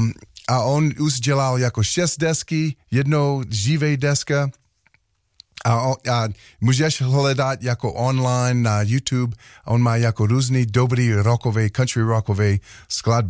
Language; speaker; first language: Czech; non-native, learner; English